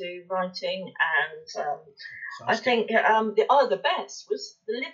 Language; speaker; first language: English; native; English